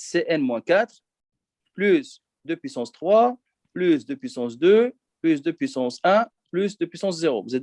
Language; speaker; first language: French; native; French